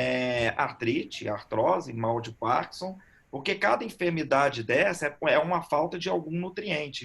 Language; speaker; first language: Portuguese; native; Portuguese